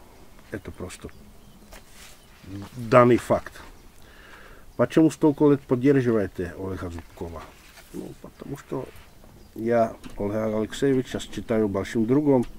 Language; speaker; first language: Russian; non-native, fluent; Czech